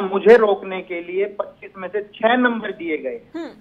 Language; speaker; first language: Hindi; native; Hindi